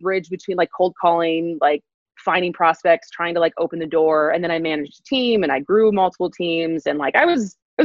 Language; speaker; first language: English; native; English